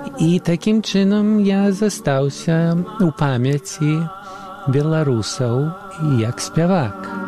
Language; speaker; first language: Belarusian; early bilingual, heritage; Belarusian